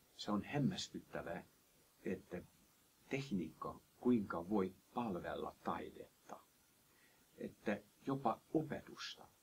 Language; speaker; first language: Finnish; non-native, fluent; Hungarian